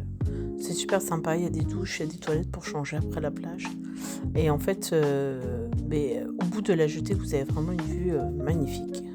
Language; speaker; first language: French; native; French